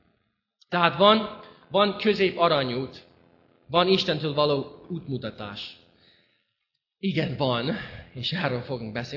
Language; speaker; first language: Hungarian; non-native, fluent; English